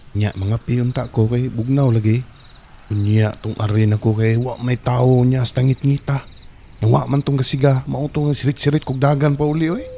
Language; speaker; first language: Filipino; non-native, local second language; Cebuano